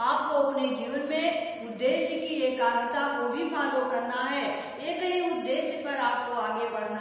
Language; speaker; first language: Hindi; native; Hindi